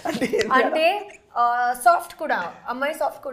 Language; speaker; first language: Telugu; non-native, learner; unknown